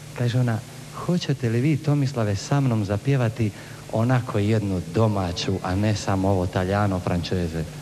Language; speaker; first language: Croatian; native; Croatian